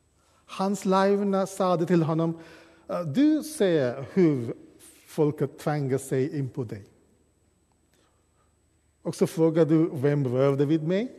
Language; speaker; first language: Swedish; non-native, fluent; English